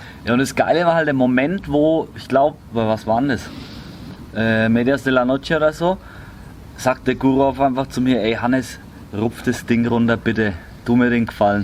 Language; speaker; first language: German; native; German